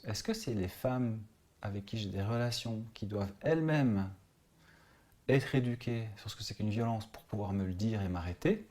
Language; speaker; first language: French; native; French